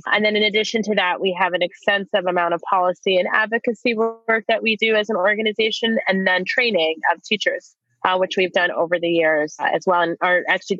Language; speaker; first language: English; native; English